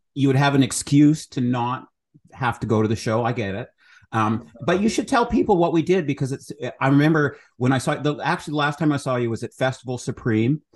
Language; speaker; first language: English; native; English